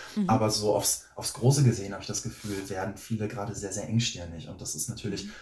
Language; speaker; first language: German; native; German